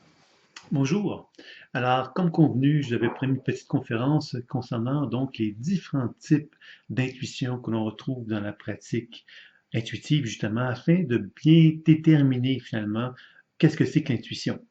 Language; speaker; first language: French; native; French